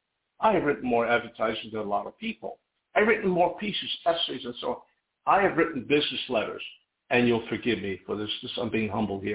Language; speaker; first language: English; non-native, fluent; Hungarian